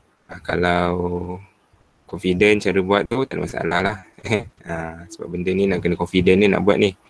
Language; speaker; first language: Malay; native; Malay